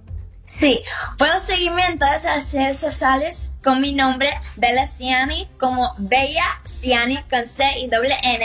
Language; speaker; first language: Spanish; early bilingual, heritage; Spanish